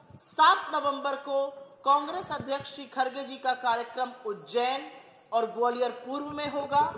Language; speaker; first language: Hindi; native; Hindi